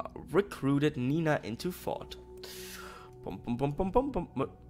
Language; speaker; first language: English; non-native, fluent; German